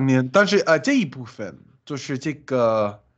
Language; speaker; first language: Chinese; non-native, learner; English